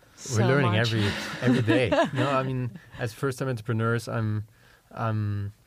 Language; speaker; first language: English; non-native, fluent; German